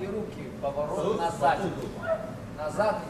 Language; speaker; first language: Russian; non-native, learner; Chinese